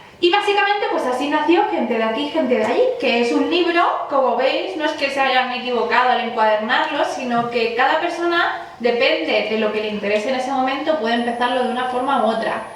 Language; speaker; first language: Spanish; early bilingual, other home language; Chinese